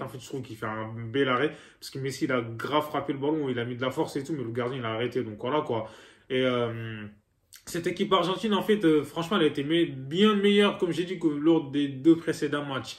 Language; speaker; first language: French; native; French